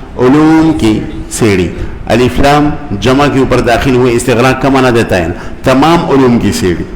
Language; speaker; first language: Urdu; non-native, local second language; Pashto